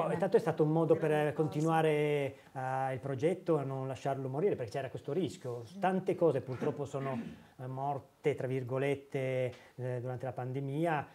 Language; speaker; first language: Italian; native; Italian